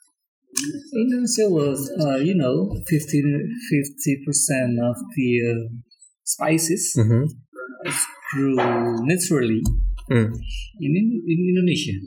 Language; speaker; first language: English; non-native, learner; Indonesian